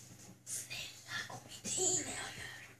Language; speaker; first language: Swedish; early bilingual, other home language; Albanian